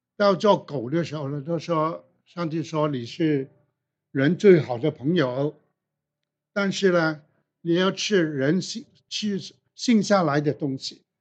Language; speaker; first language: Chinese; non-native, local second language; Cantonese